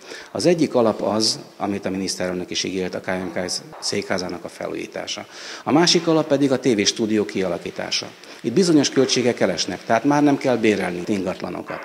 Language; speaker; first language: Hungarian; native; Hungarian